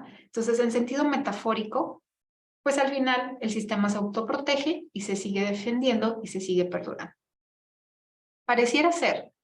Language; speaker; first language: Spanish; native; Spanish